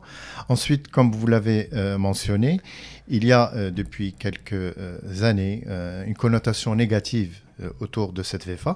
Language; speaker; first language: French; non-native, local second language; Arabic